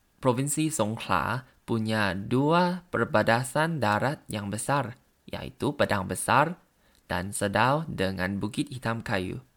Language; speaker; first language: Indonesian; non-native, learner; Thai